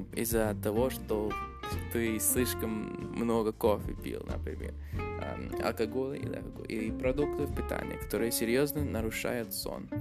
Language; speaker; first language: Russian; non-native, fluent; English